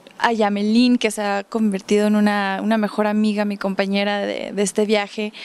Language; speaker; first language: Spanish; early bilingual, heritage; Spanish